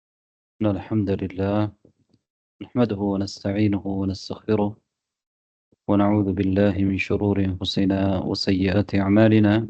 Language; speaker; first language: Arabic; non-native, fluent; Tamil